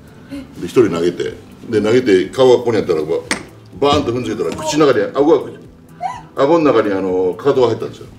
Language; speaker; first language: Japanese; native; Japanese